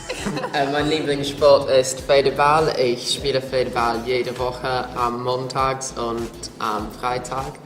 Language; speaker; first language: German; non-native, learner; English